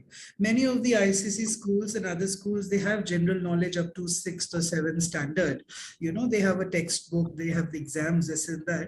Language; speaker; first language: English; non-native, local second language; Hindi